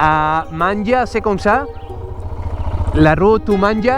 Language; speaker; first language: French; non-native, learner; Spanish